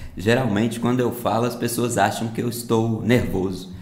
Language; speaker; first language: Portuguese; non-native, fluent; Korean